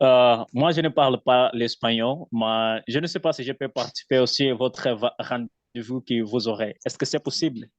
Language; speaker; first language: French; non-native, learner; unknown